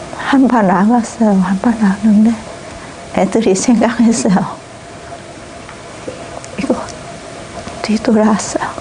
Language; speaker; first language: Korean; non-native, learner; Vietnamese